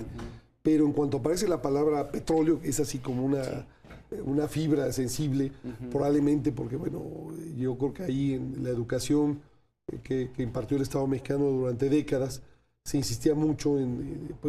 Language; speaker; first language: Spanish; native; Spanish